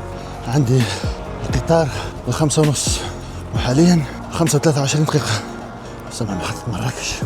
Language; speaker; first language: Arabic; native; Arabic